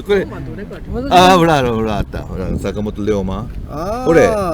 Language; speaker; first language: Japanese; native; Japanese